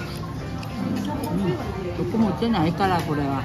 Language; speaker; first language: Japanese; non-native, fluent; Korean